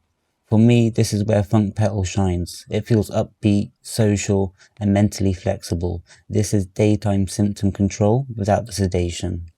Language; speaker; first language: English; native; English